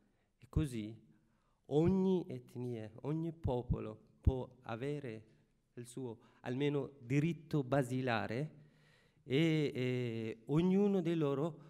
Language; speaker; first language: Italian; non-native, fluent; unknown